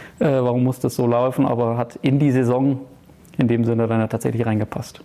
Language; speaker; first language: German; early bilingual, heritage; German